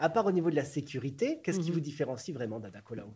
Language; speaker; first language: French; native; French